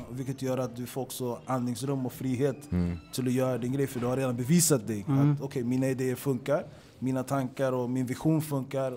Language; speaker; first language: Swedish; early bilingual, other home language; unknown